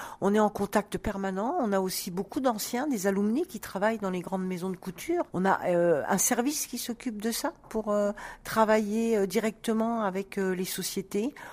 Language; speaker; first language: French; native; French